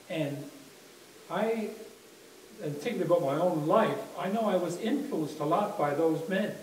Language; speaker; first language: English; native; English